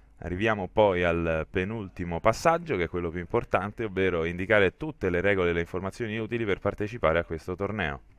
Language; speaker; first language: Italian; native; Italian